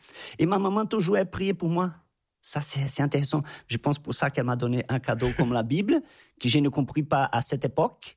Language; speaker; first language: French; non-native, fluent; Portuguese